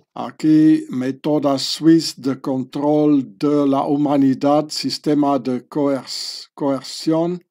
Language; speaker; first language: Spanish; non-native, learner; French